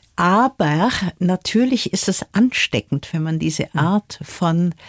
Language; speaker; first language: German; native; German